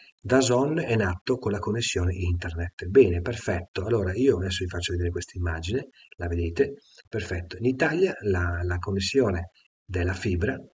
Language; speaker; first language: Italian; native; Italian